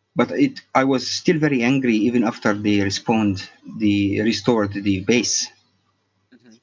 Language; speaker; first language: English; non-native, fluent; Arabic